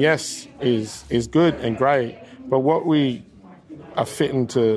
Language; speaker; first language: English; native; English